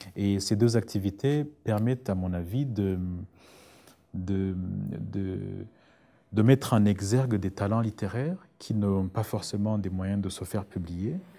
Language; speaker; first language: French; non-native, local second language; Rundi